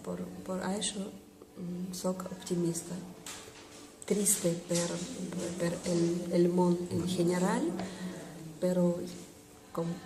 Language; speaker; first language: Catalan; non-native, learner; Spanish